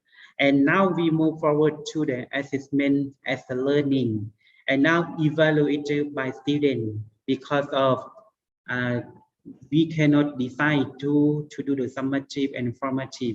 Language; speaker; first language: English; non-native, learner; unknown